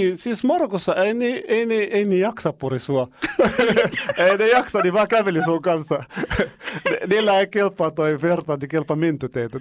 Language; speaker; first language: Finnish; non-native, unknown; Arabic